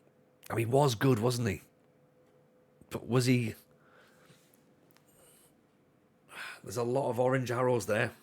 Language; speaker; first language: English; native; English